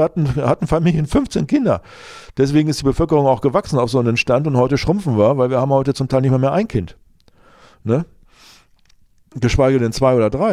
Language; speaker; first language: German; native; German